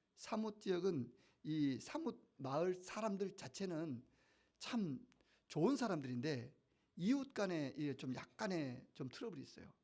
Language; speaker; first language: Korean; native; Korean